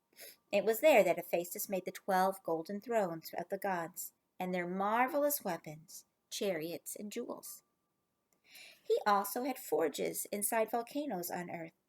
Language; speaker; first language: English; native; English